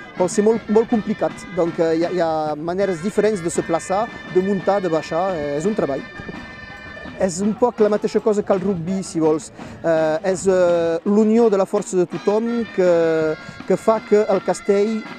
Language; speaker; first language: Catalan; non-native, local second language; French